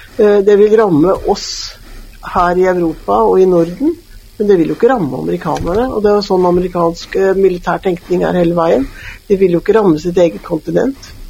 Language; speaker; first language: Norwegian; native; Norwegian